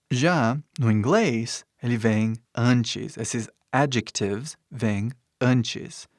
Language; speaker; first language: Portuguese; non-native, fluent; English